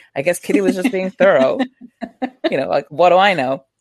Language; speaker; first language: English; early bilingual, other home language; Spanish